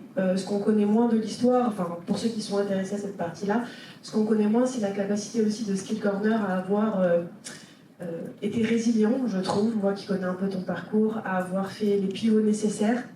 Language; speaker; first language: French; native; French